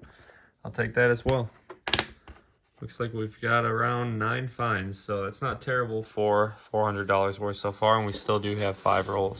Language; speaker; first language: English; native; English